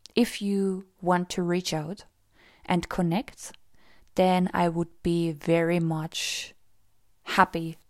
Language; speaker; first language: English; non-native, fluent; German